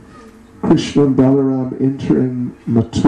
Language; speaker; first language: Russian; non-native, learner; English